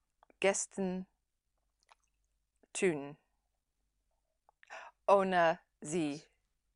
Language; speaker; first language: German; non-native, learner; English